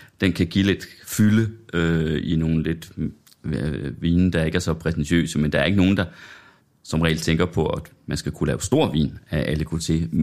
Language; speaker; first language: Danish; native; Danish